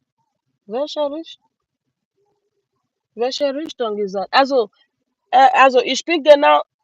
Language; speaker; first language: German; non-native, learner; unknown